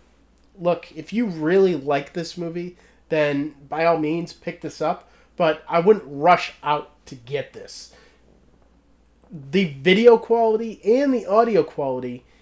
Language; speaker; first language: English; native; English